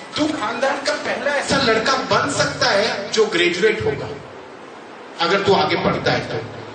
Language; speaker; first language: Hindi; native; Hindi